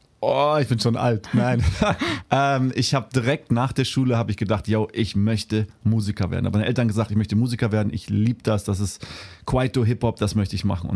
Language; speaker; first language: German; early bilingual, heritage; German